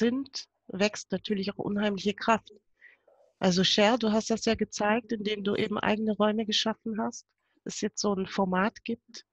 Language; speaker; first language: German; native; German